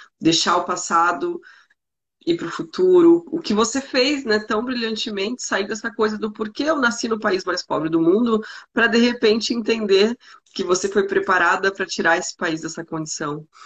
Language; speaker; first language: Portuguese; native; Portuguese